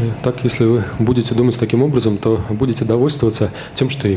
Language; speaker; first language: Russian; native; Russian